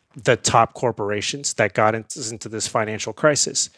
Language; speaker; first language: English; early bilingual, other home language; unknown